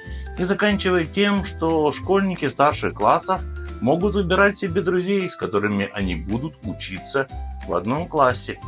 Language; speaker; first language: Russian; native; Russian